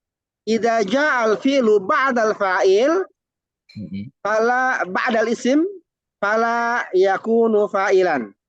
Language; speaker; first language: Arabic; non-native, fluent; Indonesian